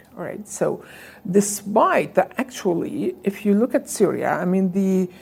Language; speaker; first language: English; non-native, fluent; Arabic